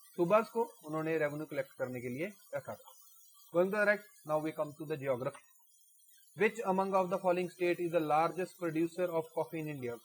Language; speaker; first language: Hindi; non-native, local second language; Punjabi